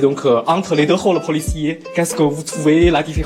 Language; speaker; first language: French; non-native, learner; Chinese